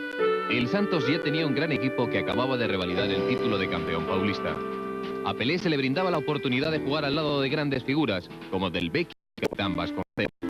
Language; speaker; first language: Spanish; native; Spanish